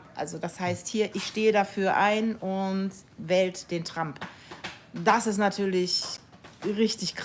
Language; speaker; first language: German; native; German